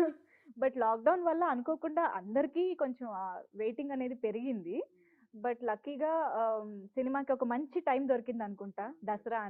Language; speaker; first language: Telugu; native; Telugu